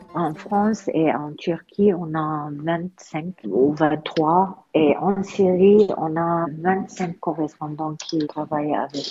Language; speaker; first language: French; non-native, learner; Arabic